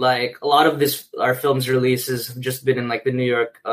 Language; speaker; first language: English; non-native, local second language; Filipino